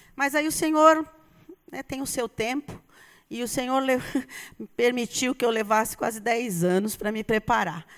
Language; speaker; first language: Portuguese; native; Portuguese